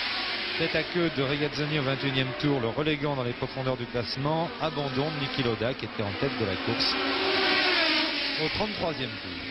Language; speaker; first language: French; native; French